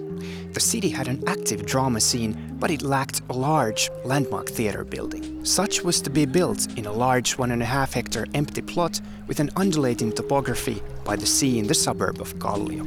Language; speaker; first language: English; non-native, fluent; Finnish